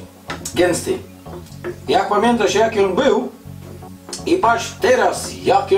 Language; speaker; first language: Polish; non-native, learner; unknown